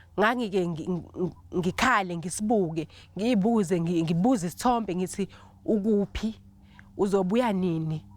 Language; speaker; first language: Zulu; native; Zulu